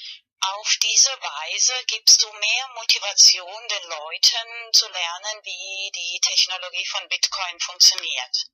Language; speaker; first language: German; non-native, fluent; Spanish